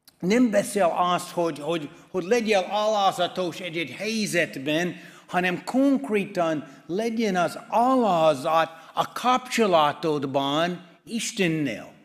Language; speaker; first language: Hungarian; non-native, fluent; English